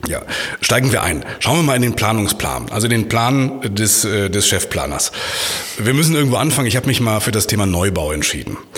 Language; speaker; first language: German; native; German